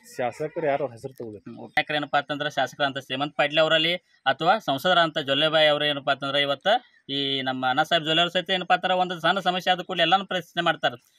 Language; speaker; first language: Kannada; native; Kannada